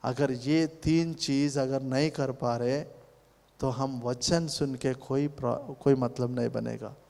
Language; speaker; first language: Hindi; non-native, local second language; Telugu